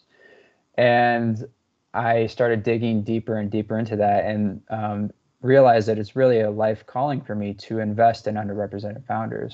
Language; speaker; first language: English; native; English